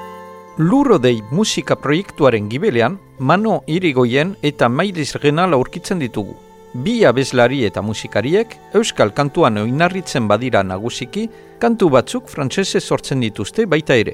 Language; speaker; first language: Basque; native; Basque